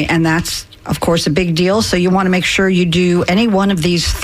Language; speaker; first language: English; native; English